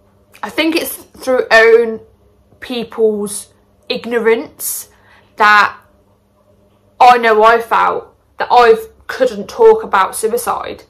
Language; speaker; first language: English; native; English